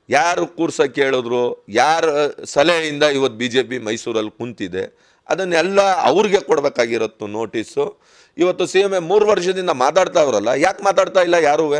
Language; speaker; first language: Kannada; non-native, local second language; Urdu